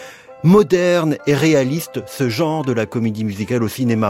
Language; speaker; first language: French; native; French